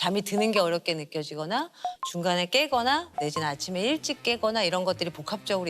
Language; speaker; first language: Korean; native; Korean